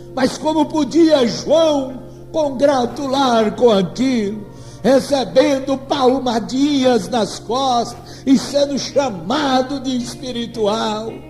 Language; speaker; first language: Portuguese; native; Portuguese